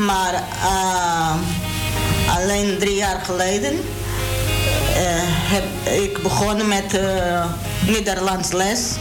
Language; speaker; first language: Dutch; non-native, learner; Portuguese